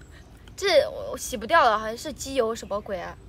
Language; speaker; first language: Chinese; native; Chinese